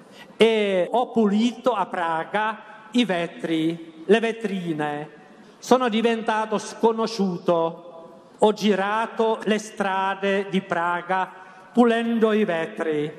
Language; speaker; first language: Italian; non-native, fluent; Czech